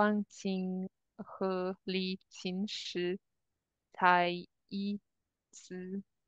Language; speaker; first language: Chinese; non-native, learner; English